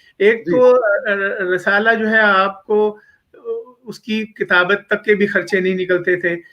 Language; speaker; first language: Urdu; native; Urdu